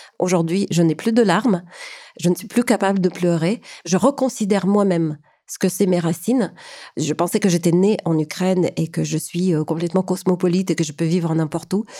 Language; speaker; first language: French; non-native, fluent; Ukrainian